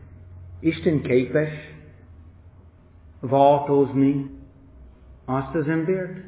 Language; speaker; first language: Hungarian; non-native, fluent; English